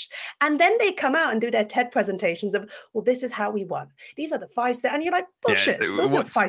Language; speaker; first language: English; non-native, fluent; French